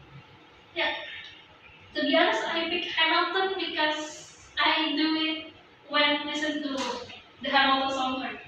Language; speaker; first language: English; non-native, fluent; Indonesian